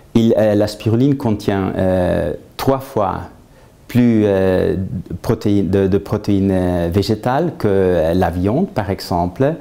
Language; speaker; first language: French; non-native, fluent; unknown